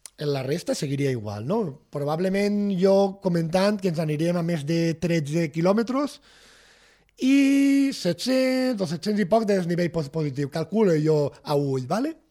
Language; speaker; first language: Catalan; native; Catalan